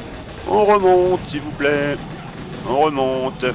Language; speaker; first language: French; native; French